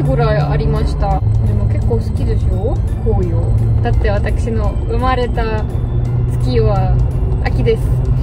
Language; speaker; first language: Japanese; non-native, learner; German